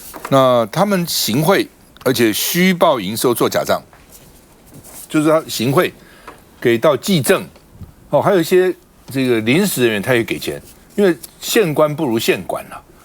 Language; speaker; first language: Chinese; native; Chinese